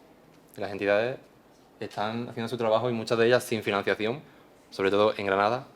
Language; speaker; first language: Spanish; native; Spanish